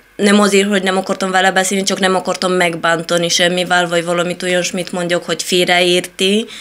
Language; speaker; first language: Hungarian; non-native, fluent; Italian